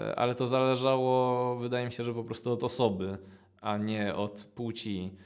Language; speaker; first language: Polish; native; Polish